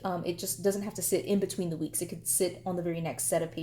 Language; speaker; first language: English; native; English